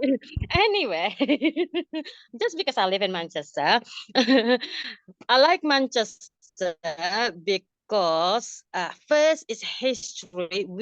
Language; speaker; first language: English; non-native, fluent; Indonesian